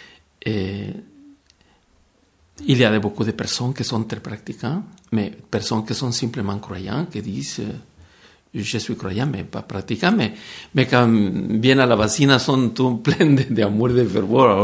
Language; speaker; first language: French; non-native, fluent; Spanish